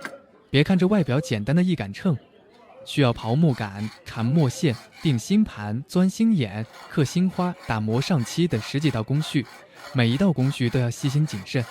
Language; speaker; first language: Chinese; native; Chinese